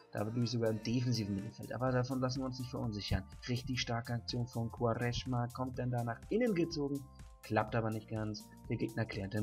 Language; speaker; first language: German; native; German